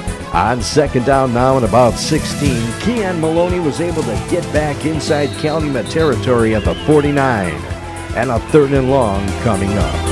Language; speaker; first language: English; native; English